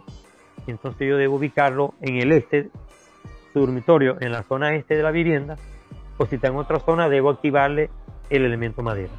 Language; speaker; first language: Spanish; native; Spanish